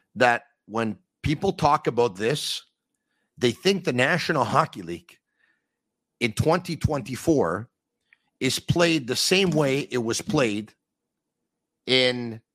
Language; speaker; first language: English; native; English